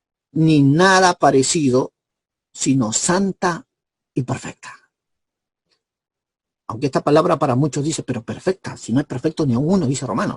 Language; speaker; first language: Spanish; native; Spanish